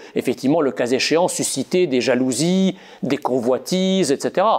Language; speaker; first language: French; native; French